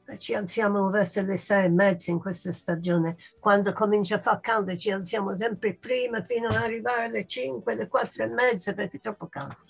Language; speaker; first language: Italian; non-native, fluent; English